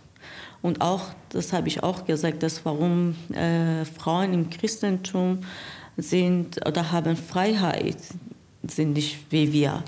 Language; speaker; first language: German; non-native, learner; Persian